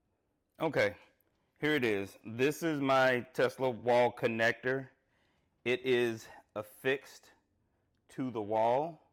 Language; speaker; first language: English; native; English